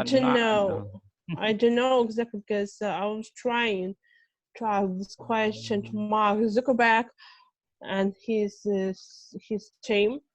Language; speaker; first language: English; non-native, fluent; Russian